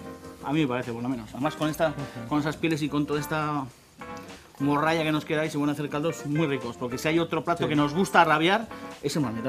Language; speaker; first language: Spanish; native; Spanish